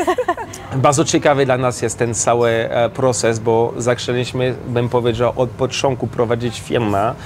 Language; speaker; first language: Polish; non-native, learner; French